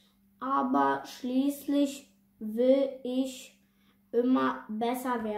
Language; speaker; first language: German; non-native, learner; Russian